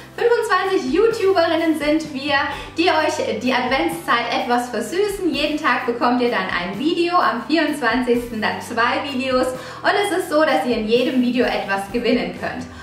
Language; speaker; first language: German; early bilingual, other home language; Italian